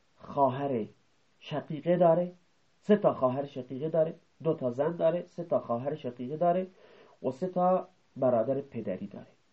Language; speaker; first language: Persian; non-native, local second language; Baluchi